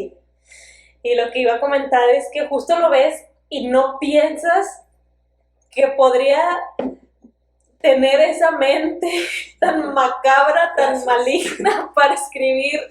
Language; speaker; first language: Spanish; native; Spanish